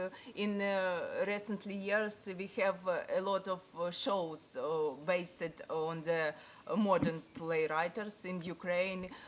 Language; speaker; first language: English; non-native, learner; Ukrainian